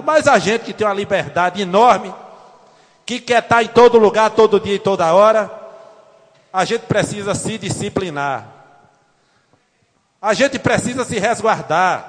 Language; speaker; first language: Portuguese; native; Portuguese